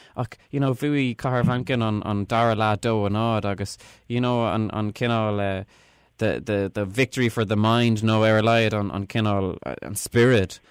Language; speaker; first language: Irish; non-native, local second language; English